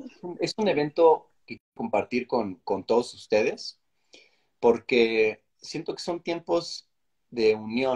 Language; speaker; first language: Spanish; native; Spanish